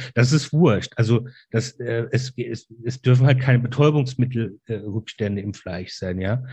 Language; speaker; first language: German; native; German